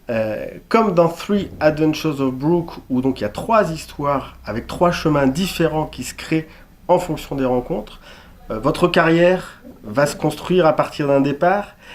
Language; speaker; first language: French; native; French